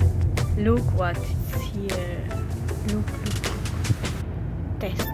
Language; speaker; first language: English; non-native, learner; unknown